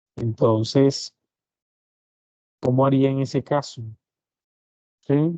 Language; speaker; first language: Spanish; native; Spanish